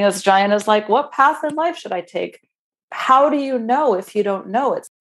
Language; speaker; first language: English; non-native, fluent; Romanian